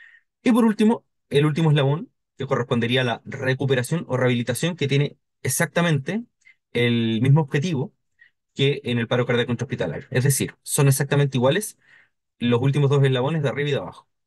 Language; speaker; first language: Spanish; native; Spanish